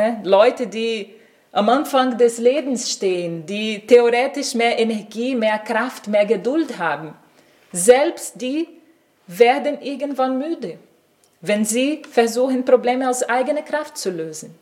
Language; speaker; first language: German; non-native, fluent; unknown